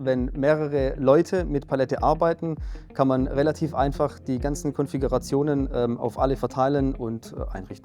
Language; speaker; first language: German; native; German